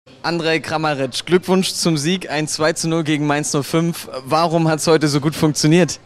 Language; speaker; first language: German; native; German